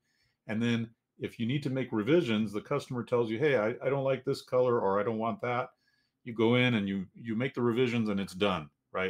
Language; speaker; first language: English; native; English